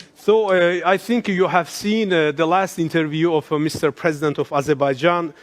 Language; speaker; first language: English; non-native, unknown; Azerbaijani